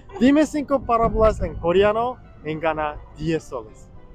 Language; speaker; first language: Spanish; non-native, learner; Korean